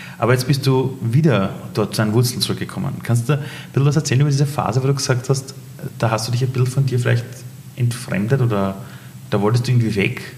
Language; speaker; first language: German; early bilingual, other home language; Persian